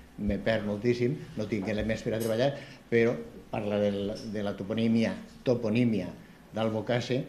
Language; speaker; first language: Catalan; native; Catalan